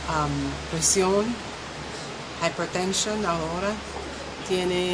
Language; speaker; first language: Spanish; non-native, local second language; English